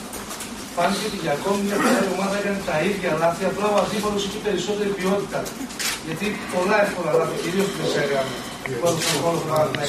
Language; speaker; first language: Greek; native; Greek